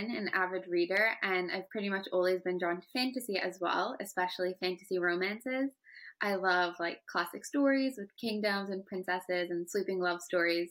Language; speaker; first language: English; native; English